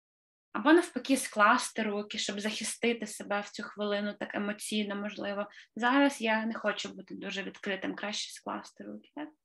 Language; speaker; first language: Ukrainian; native; Ukrainian